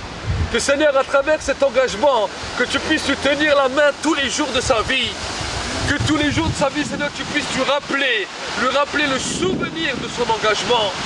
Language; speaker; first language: French; native; French